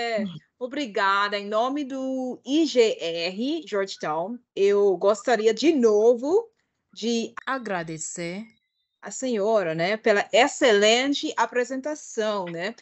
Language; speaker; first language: Portuguese; non-native, fluent; English